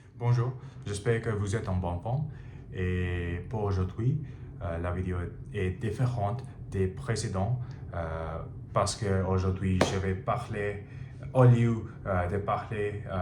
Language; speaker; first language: French; non-native, learner; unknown